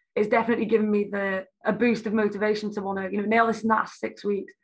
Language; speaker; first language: English; native; English